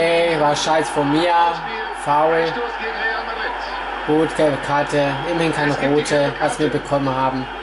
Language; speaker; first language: German; non-native, fluent; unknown